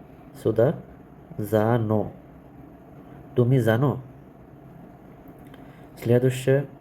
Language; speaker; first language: Russian; non-native, learner; Bangla